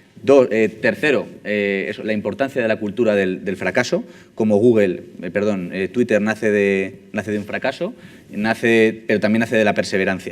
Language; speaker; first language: Spanish; native; Spanish